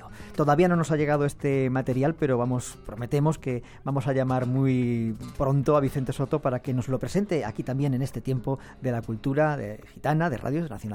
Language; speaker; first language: Spanish; native; Spanish